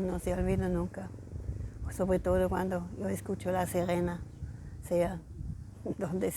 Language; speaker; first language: Spanish; non-native, fluent; German